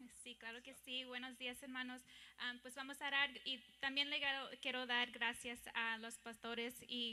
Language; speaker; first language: Spanish; early bilingual, heritage; English